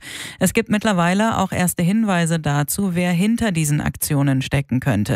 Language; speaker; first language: German; native; German